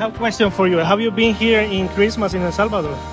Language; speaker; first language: English; non-native, learner; Spanish